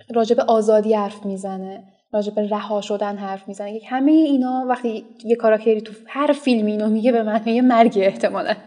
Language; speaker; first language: Persian; native; Persian